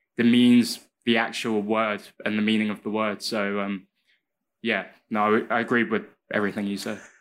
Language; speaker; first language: English; native; English